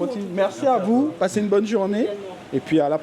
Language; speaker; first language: French; native; French